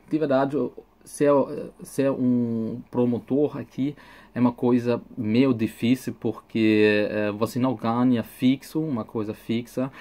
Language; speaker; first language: Portuguese; non-native, fluent; German